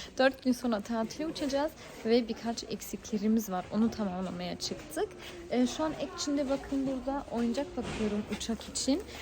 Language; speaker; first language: Turkish; early bilingual, heritage; Turkish